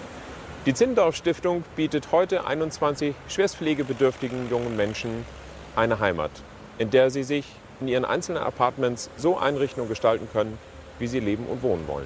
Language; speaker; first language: German; native; German